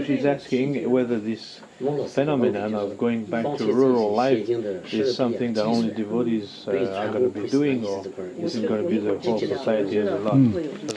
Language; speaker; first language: English; non-native, fluent; Chinese